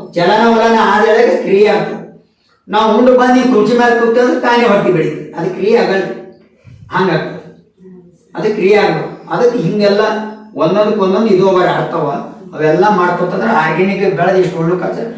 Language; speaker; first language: Kannada; native; Kannada